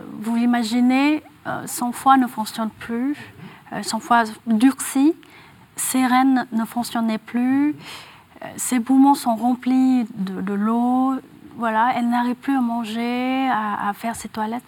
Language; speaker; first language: French; non-native, fluent; Vietnamese